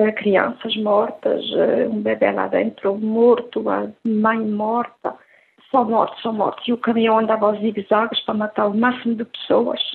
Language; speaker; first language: Portuguese; early bilingual, heritage; Portuguese